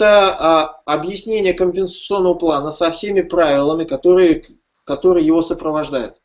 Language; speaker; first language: Russian; native; Russian